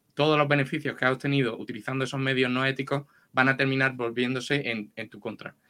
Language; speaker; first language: Spanish; native; Spanish